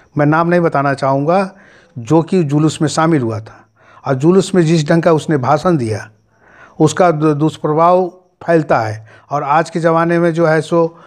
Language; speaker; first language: Hindi; native; Hindi